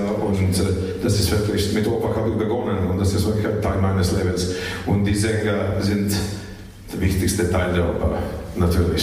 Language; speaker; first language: German; non-native, fluent; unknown